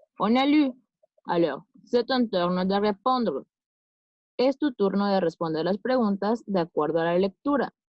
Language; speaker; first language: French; non-native, fluent; Spanish